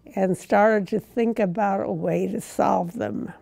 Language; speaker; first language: English; native; English